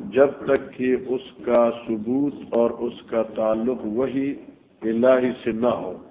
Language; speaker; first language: Urdu; non-native, local second language; Northern Hindko